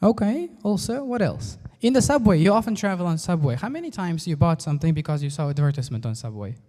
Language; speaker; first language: English; non-native, fluent; Uzbek